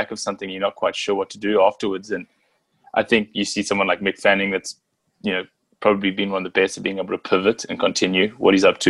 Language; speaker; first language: English; native; English